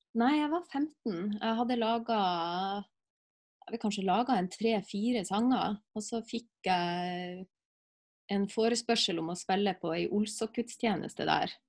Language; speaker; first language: Norwegian; native; Norwegian